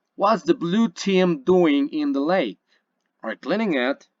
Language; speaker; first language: English; non-native, fluent; Spanish